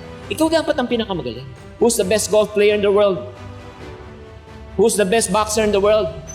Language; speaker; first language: English; non-native, local second language; Filipino